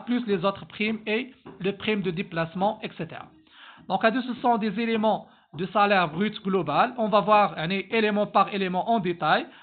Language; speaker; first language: French; non-native, local second language; Arabic